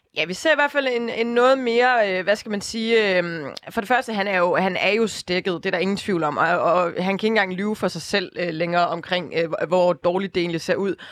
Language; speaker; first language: Danish; native; Danish